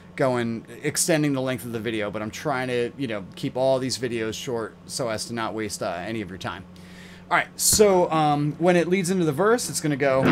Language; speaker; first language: English; native; English